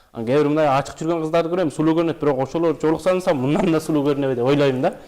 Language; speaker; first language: Kyrgyz; early bilingual, heritage; Kyrgyz